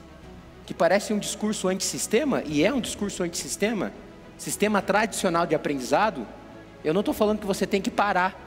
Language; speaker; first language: Portuguese; native; Portuguese